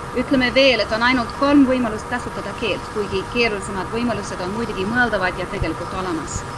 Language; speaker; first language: Estonian; non-native, fluent; English